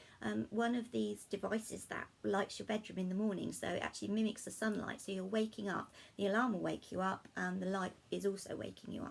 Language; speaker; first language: English; native; English